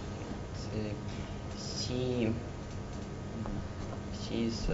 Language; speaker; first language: French; non-native, learner; Russian